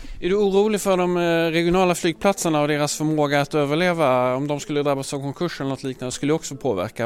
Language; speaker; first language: Swedish; native; Swedish